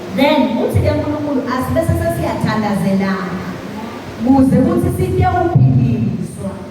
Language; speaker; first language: Zulu; non-native, local second language; Swati